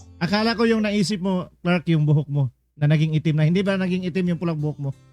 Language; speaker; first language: Filipino; native; Filipino